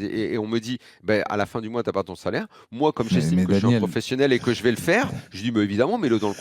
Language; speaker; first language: French; native; French